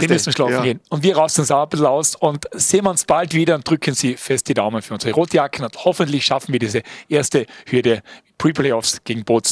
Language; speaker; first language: German; native; German